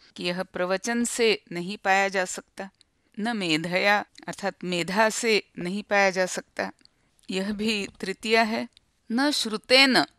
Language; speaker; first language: Hindi; non-native, local second language; Marathi